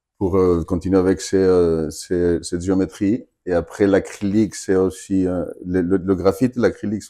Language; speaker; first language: French; non-native, fluent; Spanish